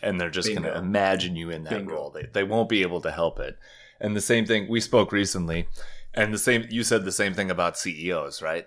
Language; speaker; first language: English; native; English